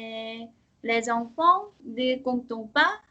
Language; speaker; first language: French; non-native, learner; Korean